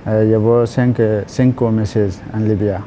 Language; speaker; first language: Spanish; non-native, learner; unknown